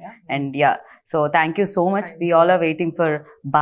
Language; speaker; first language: Telugu; native; Telugu